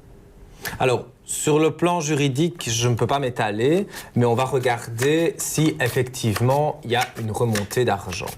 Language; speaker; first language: French; native; French